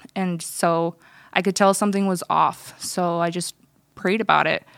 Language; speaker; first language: English; early bilingual, other home language; Russian